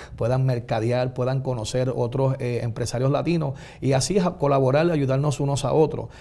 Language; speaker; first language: Spanish; native; Spanish